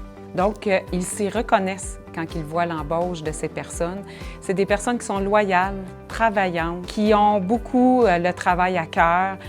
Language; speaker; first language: French; native; French